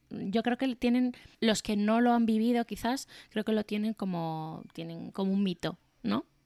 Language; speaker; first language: Spanish; native; Spanish